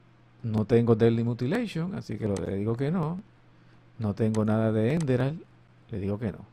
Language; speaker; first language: Spanish; native; Spanish